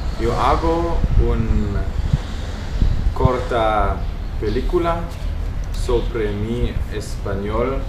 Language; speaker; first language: Spanish; non-native, fluent; German